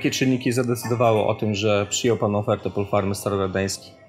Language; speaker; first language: Polish; native; Polish